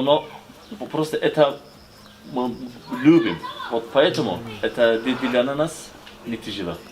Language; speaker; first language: Russian; non-native, fluent; Turkish